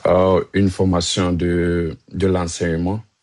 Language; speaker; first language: French; non-native, learner; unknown